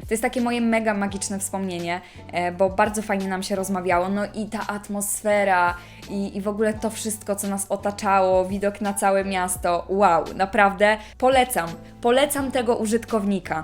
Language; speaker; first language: Polish; native; Polish